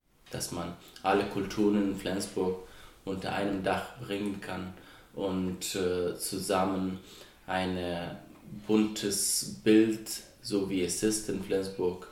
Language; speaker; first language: German; non-native, fluent; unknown